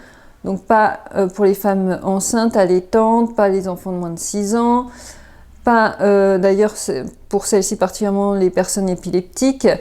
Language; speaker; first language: French; native; French